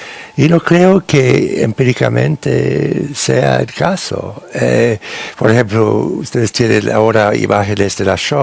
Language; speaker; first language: Spanish; non-native, fluent; English